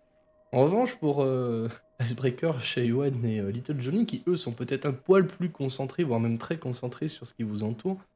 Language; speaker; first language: French; native; French